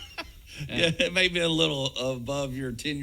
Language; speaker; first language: English; native; English